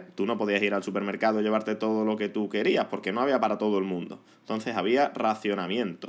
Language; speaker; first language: Spanish; native; Spanish